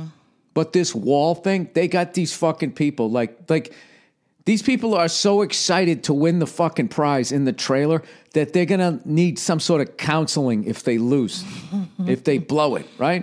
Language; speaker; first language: English; native; English